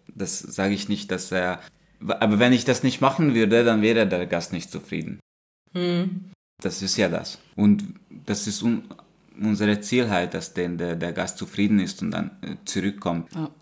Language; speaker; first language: German; non-native, fluent; Hungarian